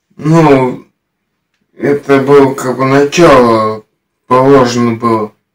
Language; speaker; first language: Russian; native; Russian